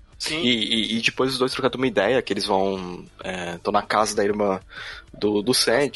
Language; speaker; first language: Portuguese; native; Portuguese